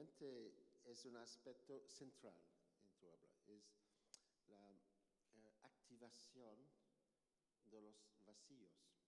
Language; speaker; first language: Spanish; non-native, learner; English